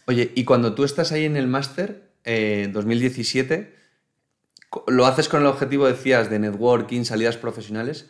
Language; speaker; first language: Spanish; native; Spanish